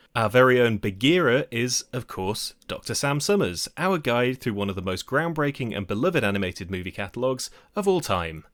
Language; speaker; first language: English; native; English